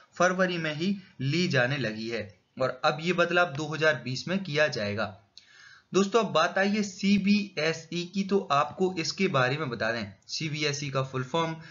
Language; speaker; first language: Hindi; native; Hindi